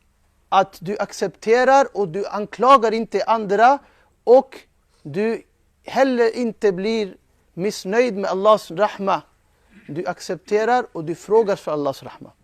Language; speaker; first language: Swedish; non-native, fluent; Urdu